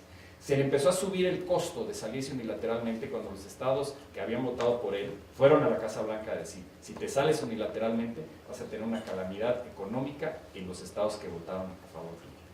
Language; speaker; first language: Spanish; native; Spanish